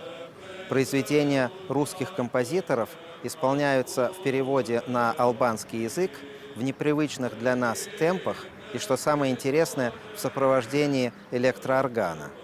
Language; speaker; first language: Russian; native; Russian